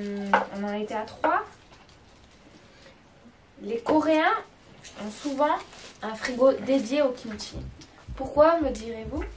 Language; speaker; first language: French; native; French